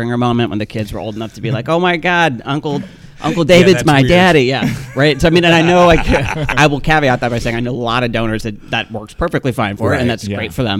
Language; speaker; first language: English; native; English